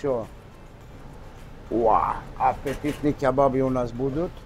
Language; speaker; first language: Russian; non-native, fluent; Armenian